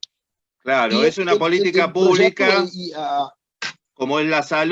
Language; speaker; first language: Spanish; native; Spanish